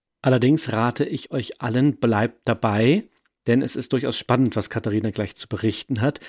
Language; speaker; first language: German; native; German